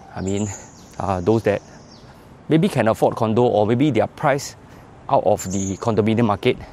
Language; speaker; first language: English; non-native, local second language; Chinese